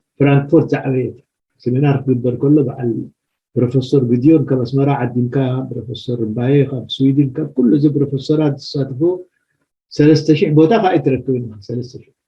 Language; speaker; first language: Tigrinya; native; Tigrinya